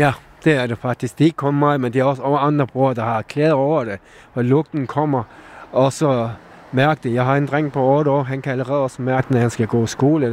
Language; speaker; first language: Danish; non-native, fluent; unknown